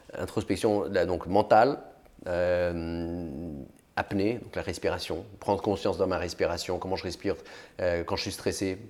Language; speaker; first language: French; early bilingual, other home language; Portuguese